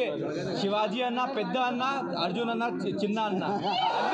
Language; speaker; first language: Telugu; non-native, learner; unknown